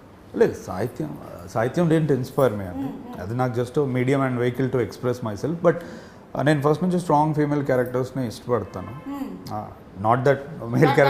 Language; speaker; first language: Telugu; native; Telugu